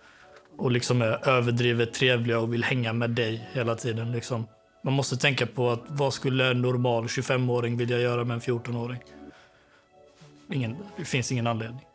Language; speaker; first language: Swedish; native; Swedish